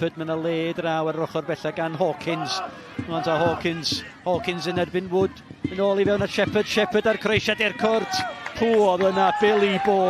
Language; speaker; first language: Welsh; native; Welsh